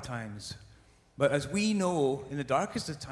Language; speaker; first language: English; native; English